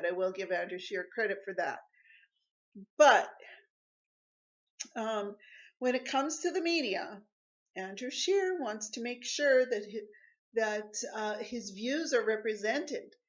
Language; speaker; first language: English; native; English